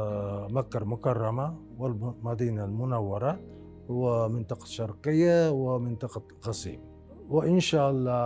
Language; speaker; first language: Arabic; non-native, fluent; Japanese